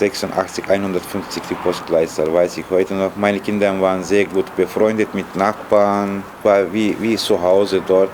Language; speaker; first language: German; non-native, fluent; Turkish